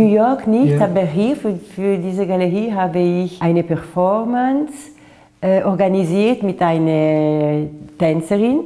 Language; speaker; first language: German; non-native, fluent; Italian